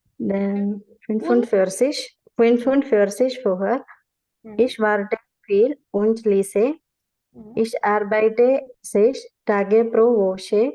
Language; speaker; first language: German; non-native, learner; Malayalam